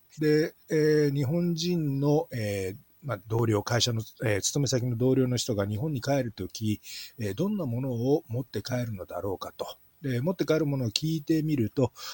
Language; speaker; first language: Japanese; native; Japanese